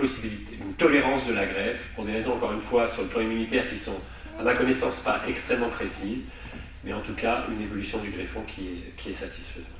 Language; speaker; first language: French; native; French